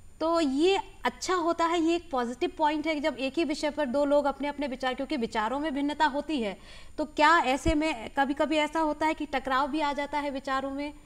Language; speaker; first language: Hindi; native; Hindi